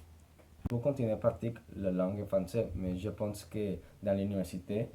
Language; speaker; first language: French; non-native, learner; Spanish